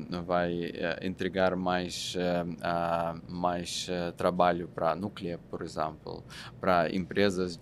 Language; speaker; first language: Portuguese; non-native, fluent; Russian